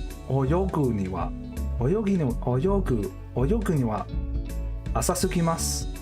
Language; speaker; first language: Japanese; non-native, learner; English